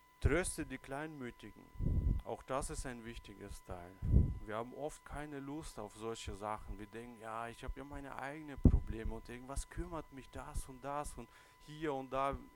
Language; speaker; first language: German; early bilingual, other home language; Russian